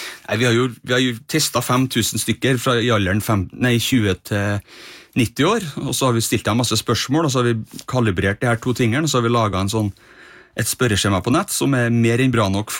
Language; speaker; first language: Norwegian; native; Norwegian